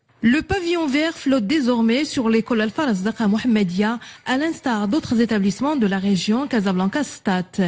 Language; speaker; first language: French; non-native, local second language; Arabic